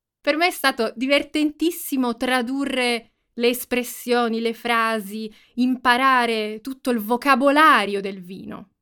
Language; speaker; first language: Italian; native; Italian